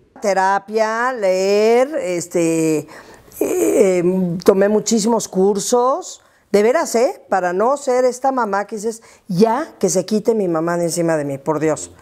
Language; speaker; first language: Spanish; native; Spanish